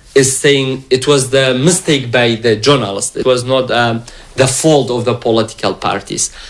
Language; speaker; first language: English; non-native, fluent; Kurdish